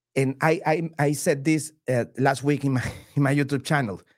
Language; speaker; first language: English; non-native, fluent; Spanish